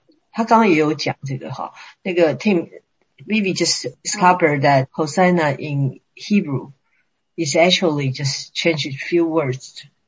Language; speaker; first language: English; non-native, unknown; Chinese